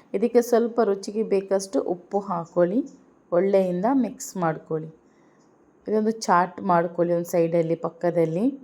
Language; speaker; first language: Kannada; non-native, local second language; Urdu